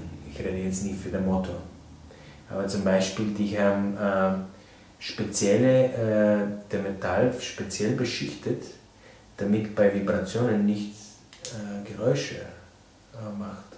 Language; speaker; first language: German; non-native, fluent; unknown